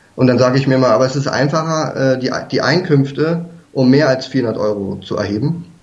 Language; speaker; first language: German; native; German